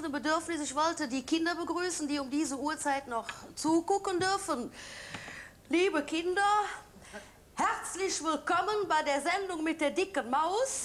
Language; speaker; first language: German; native; German